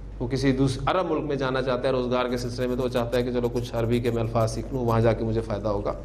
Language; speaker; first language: Urdu; native; Urdu